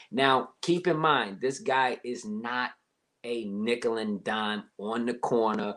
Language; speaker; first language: English; native; English